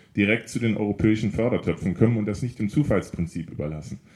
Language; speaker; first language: German; native; German